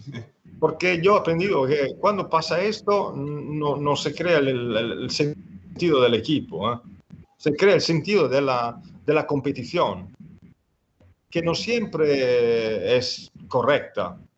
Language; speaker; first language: Spanish; non-native, fluent; Italian